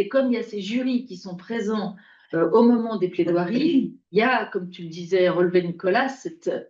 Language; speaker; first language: French; native; French